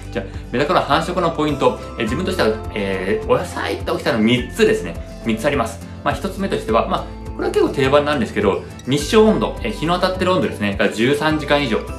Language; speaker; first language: Japanese; early bilingual, heritage; Japanese